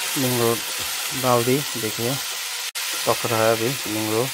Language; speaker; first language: Hindi; non-native, local second language; Nepali